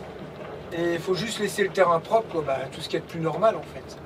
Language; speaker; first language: French; native; French